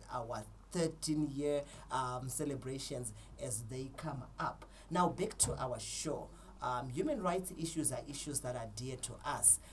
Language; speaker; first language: English; non-native, local second language; Shona